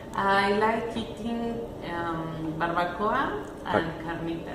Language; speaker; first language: English; non-native, learner; Spanish